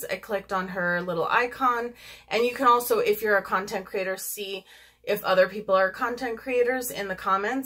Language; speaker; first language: English; native; English